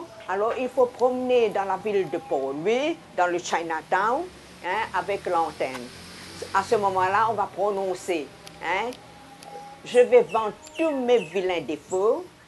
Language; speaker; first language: French; non-native, local second language; Hakka Chinese